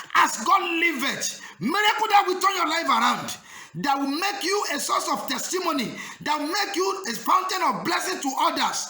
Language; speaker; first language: English; non-native, local second language; Yoruba